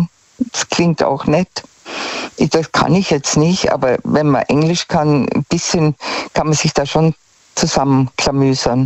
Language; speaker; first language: German; native; German